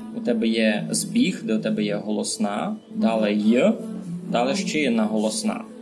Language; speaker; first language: Ukrainian; native; Ukrainian